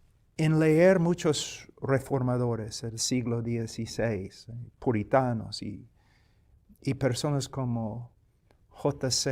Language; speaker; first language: Spanish; non-native, fluent; English